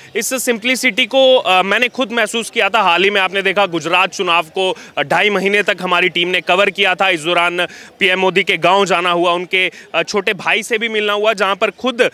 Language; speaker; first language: Hindi; native; Hindi